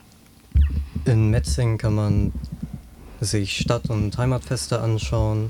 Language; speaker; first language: German; native; German